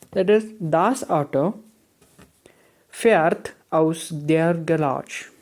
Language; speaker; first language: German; non-native, learner; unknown